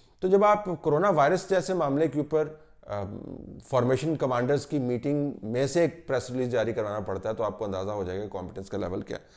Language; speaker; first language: Urdu; native; Urdu